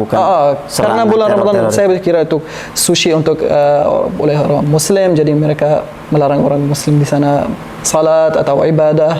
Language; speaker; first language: Indonesian; non-native, learner; Arabic